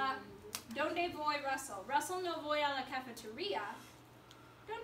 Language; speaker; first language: Spanish; non-native, learner; English